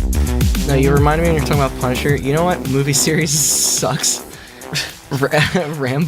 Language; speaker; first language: English; native; English